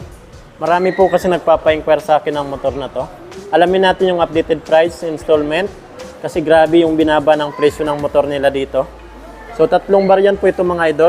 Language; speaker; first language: Filipino; native; Filipino